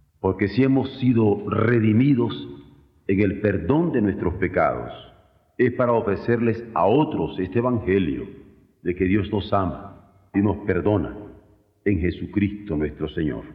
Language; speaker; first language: Spanish; native; Spanish